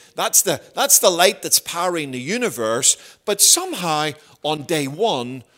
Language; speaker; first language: English; native; English